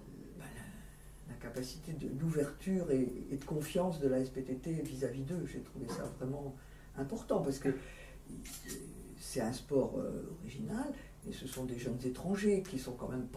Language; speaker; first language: French; native; French